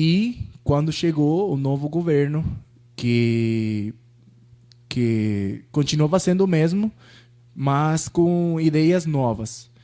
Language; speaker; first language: Portuguese; non-native, fluent; Spanish